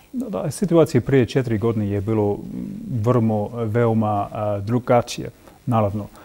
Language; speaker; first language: Croatian; non-native, fluent; English